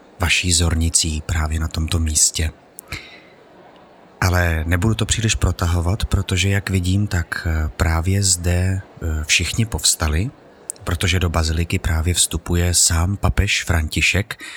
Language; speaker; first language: Czech; native; Czech